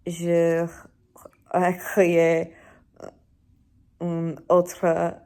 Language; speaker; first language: French; non-native, learner; English